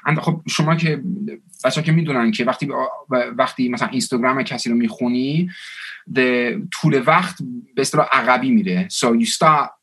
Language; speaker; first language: Persian; early bilingual, heritage; Persian